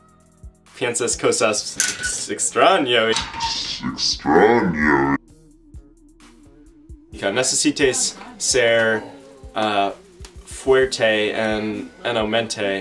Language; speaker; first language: Spanish; non-native, learner; English